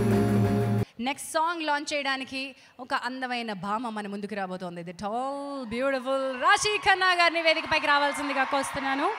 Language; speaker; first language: Telugu; native; Telugu